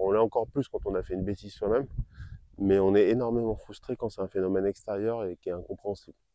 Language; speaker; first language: French; native; French